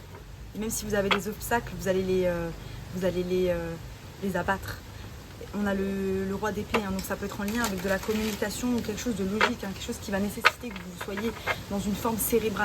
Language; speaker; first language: French; native; French